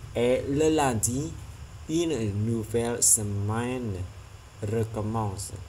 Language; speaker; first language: French; non-native, learner; Vietnamese